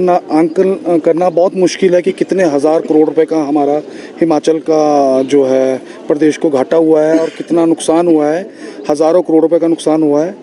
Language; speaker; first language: Hindi; native; Hindi